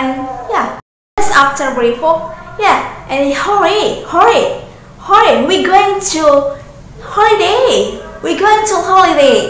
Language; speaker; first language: English; non-native, learner; Indonesian